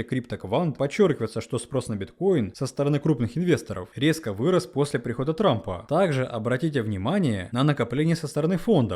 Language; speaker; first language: Russian; native; Russian